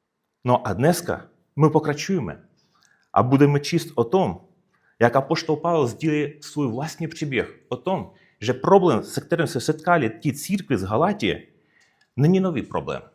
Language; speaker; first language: Czech; non-native, fluent; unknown